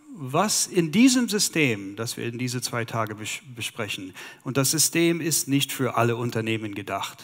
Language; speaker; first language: German; non-native, fluent; English